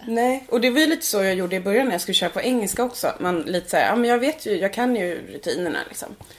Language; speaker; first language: Swedish; native; Swedish